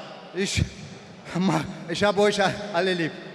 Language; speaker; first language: German; non-native, fluent; Persian